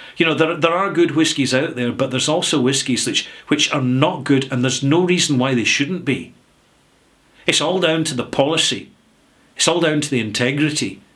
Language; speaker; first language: English; native; English